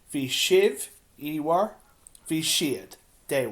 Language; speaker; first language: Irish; non-native, local second language; English